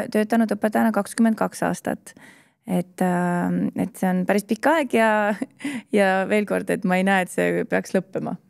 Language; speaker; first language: Estonian; native; Estonian